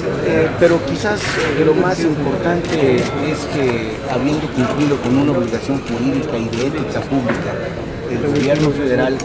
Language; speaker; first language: Spanish; native; Spanish